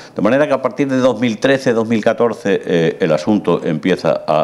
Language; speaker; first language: Spanish; native; Spanish